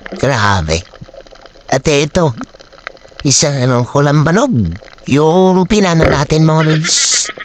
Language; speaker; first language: Filipino; non-native, local second language; Waray